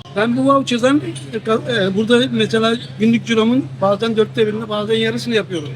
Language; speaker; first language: Turkish; native; Turkish